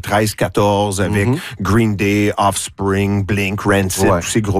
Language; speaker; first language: French; native; French